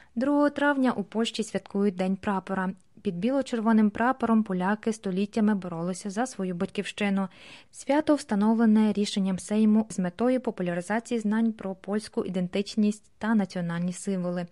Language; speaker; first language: Ukrainian; native; Ukrainian